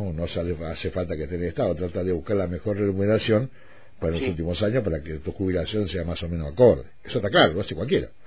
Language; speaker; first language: Spanish; native; Spanish